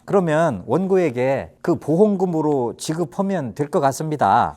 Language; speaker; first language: Korean; native; Korean